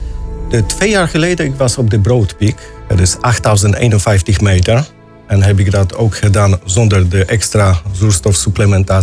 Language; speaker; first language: Dutch; non-native, learner; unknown